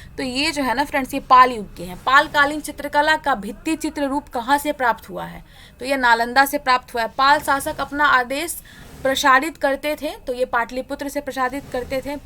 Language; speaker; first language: Hindi; native; Hindi